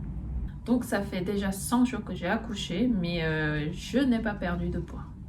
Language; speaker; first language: French; non-native, fluent; Korean